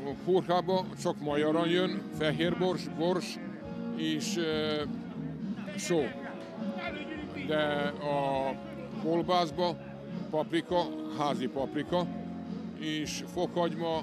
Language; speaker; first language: Hungarian; non-native, local second language; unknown